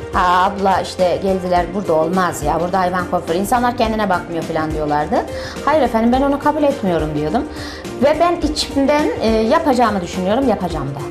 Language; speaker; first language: Turkish; early bilingual, heritage; Turkish